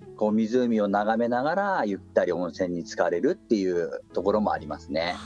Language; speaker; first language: Japanese; native; Japanese